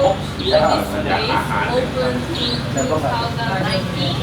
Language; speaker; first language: English; non-native, learner; Japanese